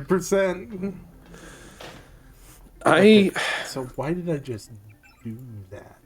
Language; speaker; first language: English; native; English